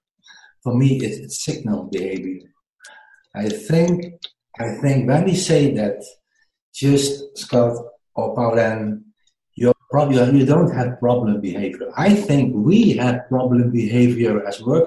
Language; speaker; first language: English; non-native, fluent; Dutch